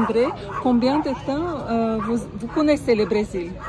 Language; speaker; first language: French; non-native, fluent; Portuguese